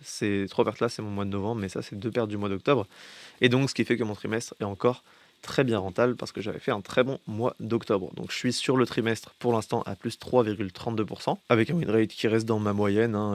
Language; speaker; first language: French; native; French